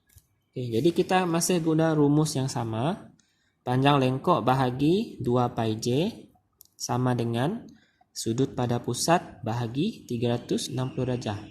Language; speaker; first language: Malay; native; Malay